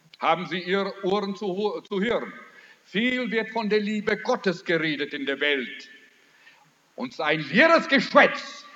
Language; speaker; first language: German; early bilingual, heritage; German